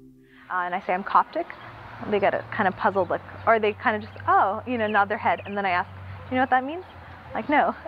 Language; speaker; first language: English; early bilingual, other home language; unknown